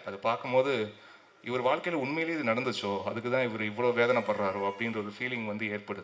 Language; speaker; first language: Tamil; native; Tamil